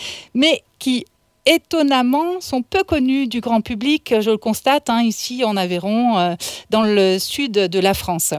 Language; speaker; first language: French; native; French